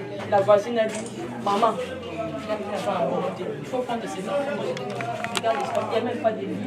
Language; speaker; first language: French; non-native, local second language; Lingala